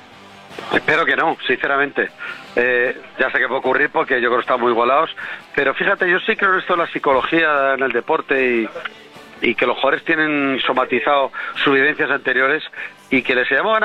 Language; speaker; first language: Spanish; native; Spanish